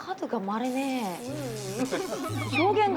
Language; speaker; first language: Korean; native; Korean